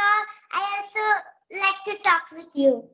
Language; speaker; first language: English; non-native, local second language; Marathi